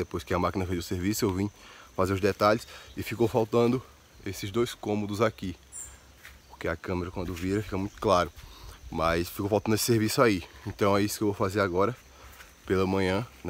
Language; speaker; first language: Portuguese; native; Portuguese